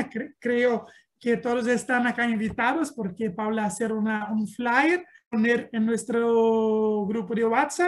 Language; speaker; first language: Spanish; non-native, learner; Portuguese